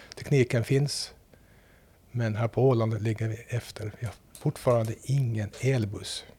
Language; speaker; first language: Swedish; native; Swedish